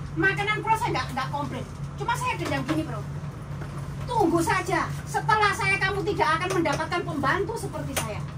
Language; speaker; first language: Indonesian; non-native, local second language; Javanese